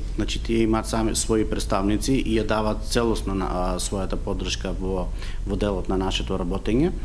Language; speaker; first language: Macedonian; non-native, local second language; Romany